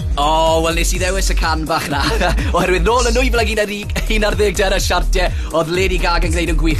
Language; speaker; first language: Welsh; native; Welsh